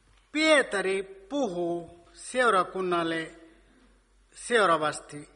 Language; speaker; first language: Finnish; non-native, fluent; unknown